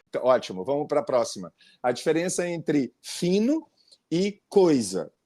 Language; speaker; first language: Portuguese; native; Portuguese